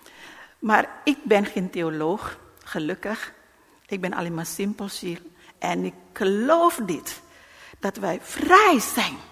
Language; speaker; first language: Dutch; non-native, learner; Indonesian